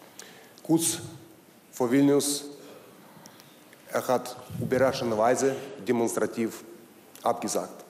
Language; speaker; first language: German; non-native, learner; Russian